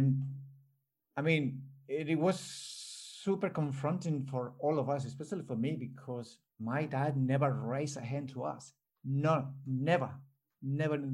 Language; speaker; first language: English; non-native, fluent; Spanish